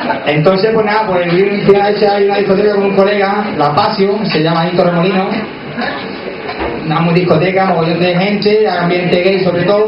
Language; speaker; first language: Spanish; native; Spanish